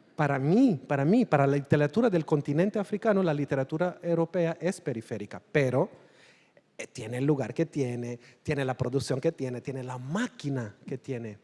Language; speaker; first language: Spanish; non-native, fluent; Portuguese